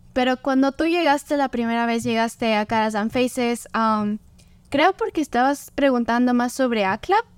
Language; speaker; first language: Spanish; native; Spanish